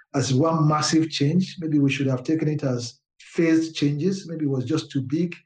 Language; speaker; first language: English; non-native, local second language; Yoruba